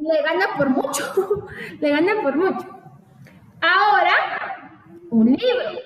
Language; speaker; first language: Spanish; native; Spanish